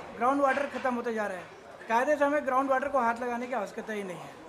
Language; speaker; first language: Hindi; native; Hindi